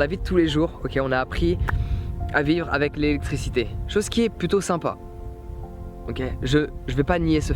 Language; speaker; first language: French; native; French